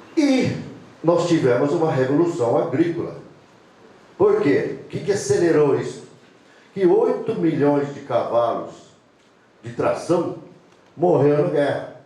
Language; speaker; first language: Portuguese; non-native, fluent; English